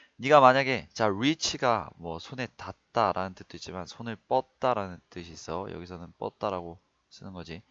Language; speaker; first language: Korean; native; Korean